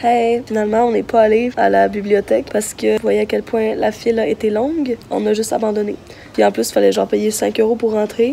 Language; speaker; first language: French; native; French